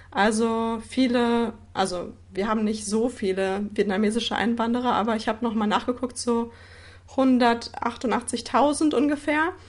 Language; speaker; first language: German; native; German